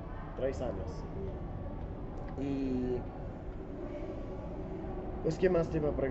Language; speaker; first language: Spanish; non-native, fluent; English